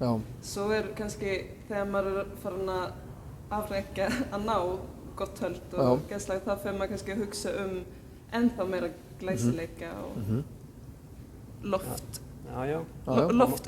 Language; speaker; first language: Icelandic; non-native, fluent; Swedish